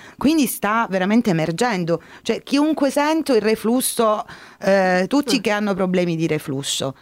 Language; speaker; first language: Italian; native; Italian